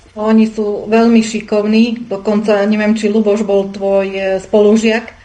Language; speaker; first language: Slovak; native; Slovak